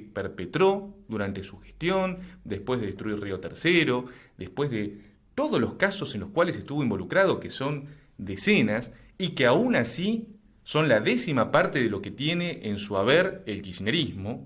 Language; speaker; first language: Spanish; native; Spanish